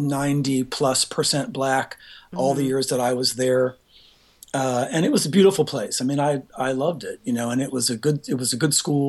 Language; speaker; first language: English; native; English